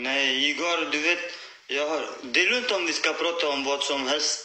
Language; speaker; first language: Swedish; non-native, learner; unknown